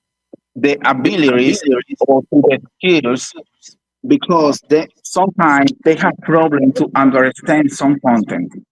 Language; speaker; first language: English; non-native, learner; Spanish